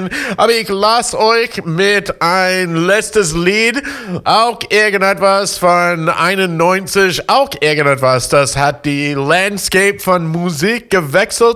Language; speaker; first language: German; non-native, learner; English